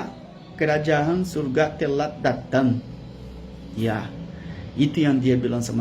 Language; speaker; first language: Indonesian; non-native, learner; Portuguese